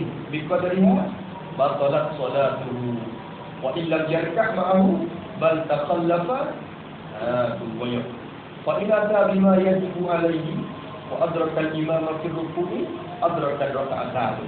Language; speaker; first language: Arabic; non-native, fluent; Malay